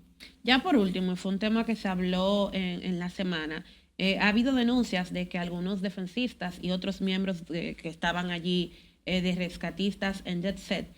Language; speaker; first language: Spanish; native; Spanish